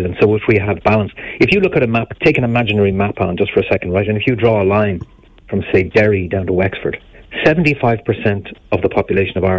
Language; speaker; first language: English; native; English